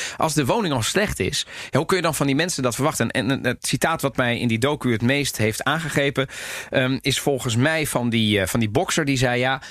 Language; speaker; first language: Dutch; native; Dutch